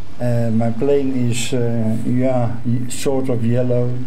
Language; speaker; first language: English; non-native, fluent; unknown